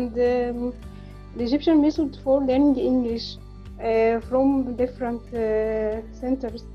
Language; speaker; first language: English; non-native, learner; Arabic